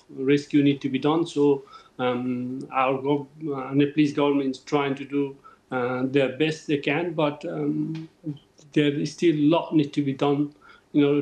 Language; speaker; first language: English; non-native, local second language; Nepali